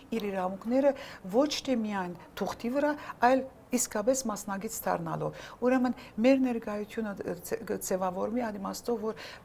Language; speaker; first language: Armenian; early bilingual, heritage; Armenian